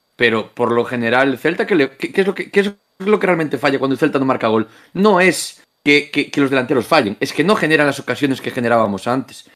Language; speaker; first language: Spanish; native; Spanish